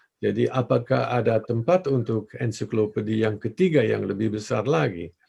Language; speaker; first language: Indonesian; non-native, fluent; Dutch